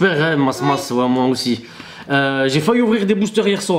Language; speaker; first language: French; native; French